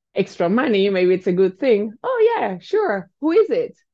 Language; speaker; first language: English; non-native, fluent; Spanish